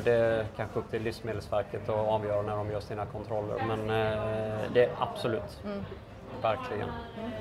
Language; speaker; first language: Swedish; native; Swedish